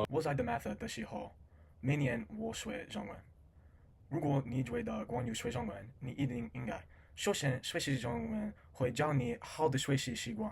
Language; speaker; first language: Chinese; non-native, learner; English